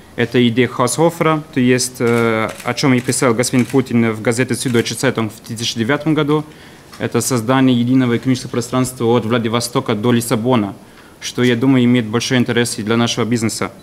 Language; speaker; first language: Russian; non-native, fluent; German